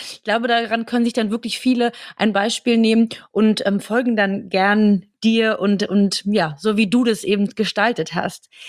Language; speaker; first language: German; native; German